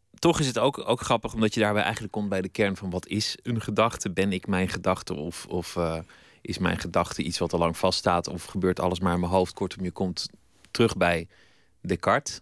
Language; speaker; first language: Dutch; native; Dutch